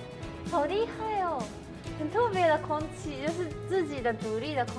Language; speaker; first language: Chinese; non-native, fluent; Japanese